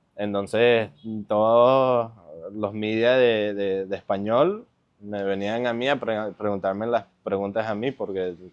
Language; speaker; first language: Spanish; early bilingual, heritage; Spanish